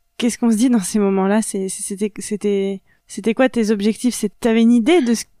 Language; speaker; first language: French; native; French